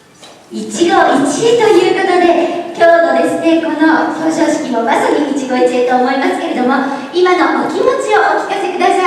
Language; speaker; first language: Japanese; native; Japanese